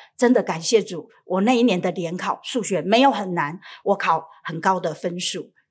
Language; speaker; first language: Chinese; native; Chinese